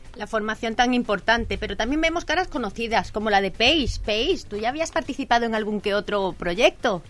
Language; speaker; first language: Spanish; native; Spanish